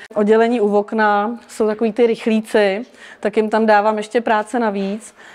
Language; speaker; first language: Czech; native; Czech